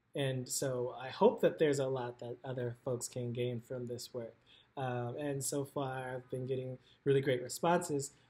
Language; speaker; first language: English; native; English